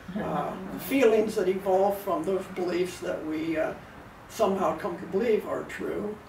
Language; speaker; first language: English; native; English